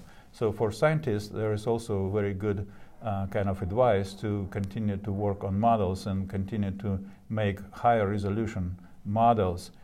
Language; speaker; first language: English; non-native, fluent; Russian